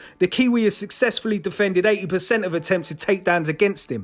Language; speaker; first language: English; native; English